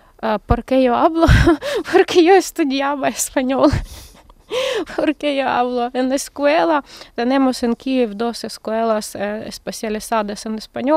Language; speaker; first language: Spanish; non-native, learner; Ukrainian